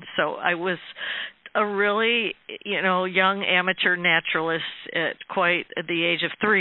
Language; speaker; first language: English; native; English